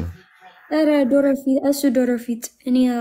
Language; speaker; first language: Amharic; non-native, learner; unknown